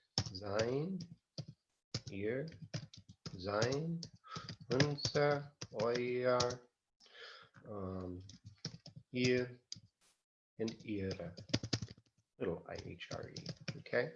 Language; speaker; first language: German; non-native, fluent; English